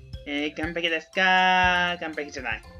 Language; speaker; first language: Japanese; non-native, learner; Spanish